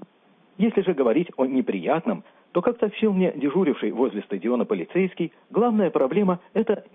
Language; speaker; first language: Russian; native; Russian